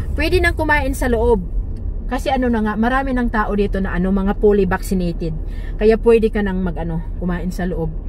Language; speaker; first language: Filipino; native; Filipino